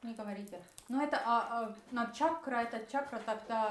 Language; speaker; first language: Russian; non-native, learner; Estonian